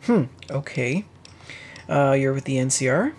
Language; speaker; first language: English; native; English